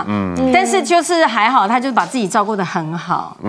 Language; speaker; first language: Chinese; native; Chinese